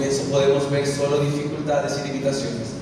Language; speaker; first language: Spanish; native; Spanish